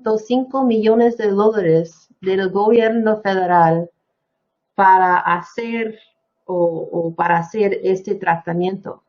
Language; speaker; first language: Spanish; non-native, fluent; English